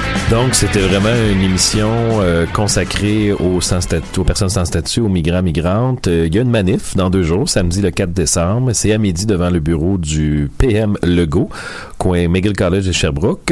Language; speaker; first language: French; native; French